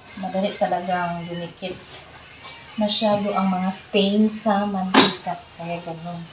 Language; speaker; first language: Filipino; non-native, local second language; Cebuano